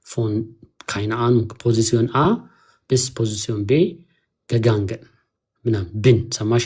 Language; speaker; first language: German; non-native, fluent; Amharic